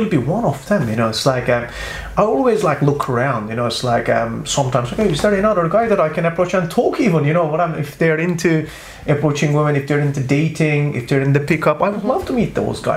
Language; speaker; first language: English; non-native, fluent; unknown